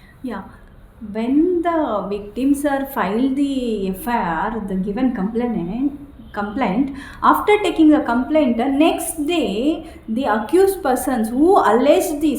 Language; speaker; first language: English; non-native, local second language; Kannada